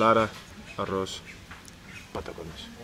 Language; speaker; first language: Spanish; non-native, learner; English